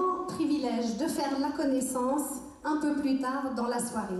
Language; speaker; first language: French; native; French